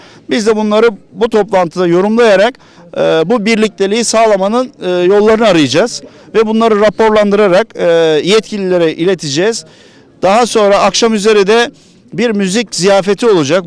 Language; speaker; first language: Turkish; native; Turkish